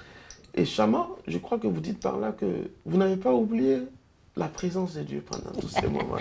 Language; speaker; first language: French; non-native, local second language; Lingala